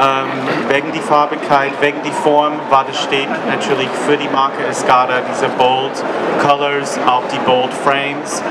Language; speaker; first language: German; non-native, learner; English